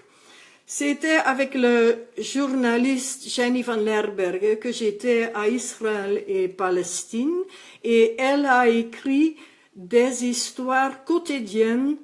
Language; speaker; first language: French; non-native, local second language; Dutch